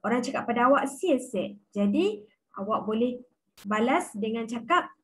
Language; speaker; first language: Malay; non-native, local second language; Chinese